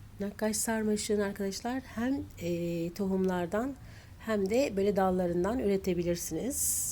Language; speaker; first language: Turkish; native; Turkish